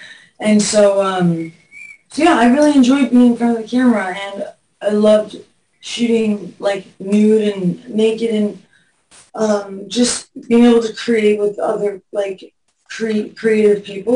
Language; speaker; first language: English; native; English